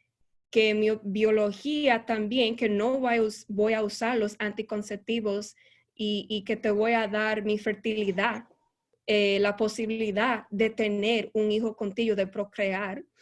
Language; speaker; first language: Spanish; early bilingual, heritage; Spanish